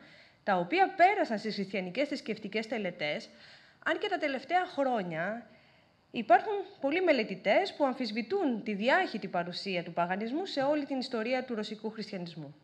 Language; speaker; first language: Greek; native; Greek